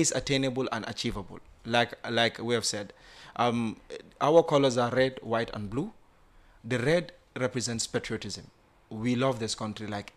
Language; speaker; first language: English; non-native, local second language; Wolof